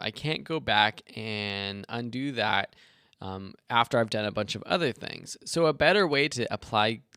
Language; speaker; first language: English; native; English